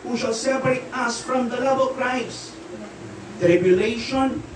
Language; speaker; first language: English; non-native, local second language; Filipino